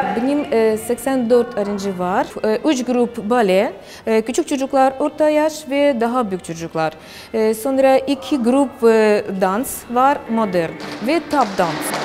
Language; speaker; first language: Turkish; non-native, learner; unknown